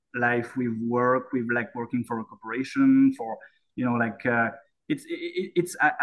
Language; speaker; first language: English; non-native, fluent; French